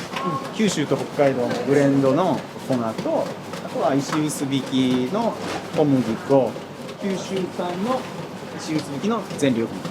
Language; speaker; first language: Japanese; native; Japanese